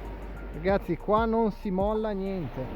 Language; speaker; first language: Italian; native; Italian